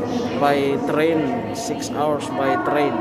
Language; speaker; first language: English; non-native, local second language; Filipino